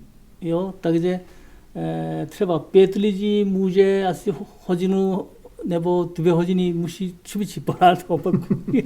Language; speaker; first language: Czech; non-native, learner; Korean